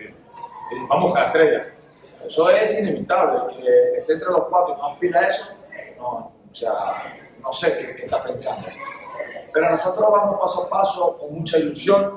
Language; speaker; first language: Spanish; native; Spanish